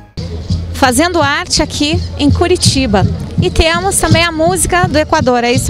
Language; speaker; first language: Portuguese; native; Portuguese